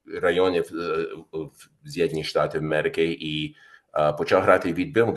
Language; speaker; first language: Ukrainian; early bilingual, heritage; Ukrainian